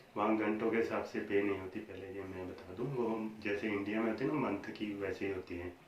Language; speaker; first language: Hindi; non-native, local second language; Punjabi